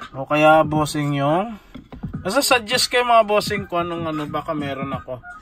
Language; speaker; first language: Filipino; native; Filipino